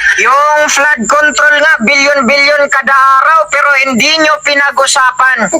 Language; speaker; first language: Filipino; native; Filipino